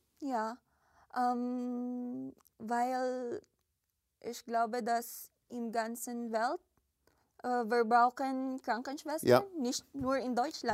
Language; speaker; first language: German; non-native, learner; Filipino